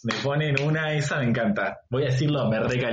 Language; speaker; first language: Spanish; native; Spanish